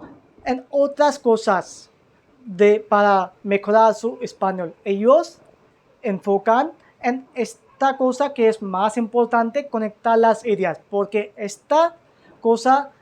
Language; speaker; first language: Spanish; non-native, learner; Hindi